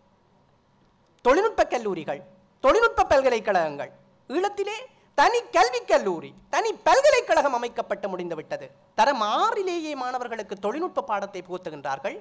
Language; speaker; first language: Tamil; native; Tamil